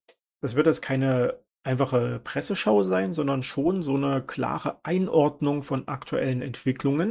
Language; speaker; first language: German; native; German